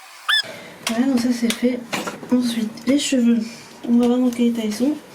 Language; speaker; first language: French; native; French